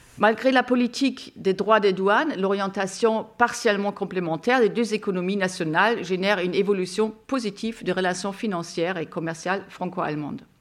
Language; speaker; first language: French; non-native, fluent; German